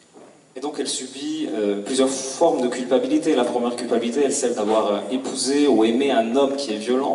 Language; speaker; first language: French; native; French